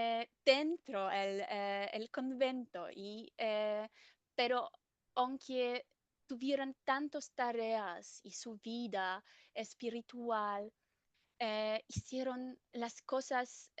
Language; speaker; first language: Spanish; non-native, fluent; German